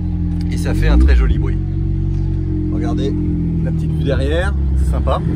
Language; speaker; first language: French; native; French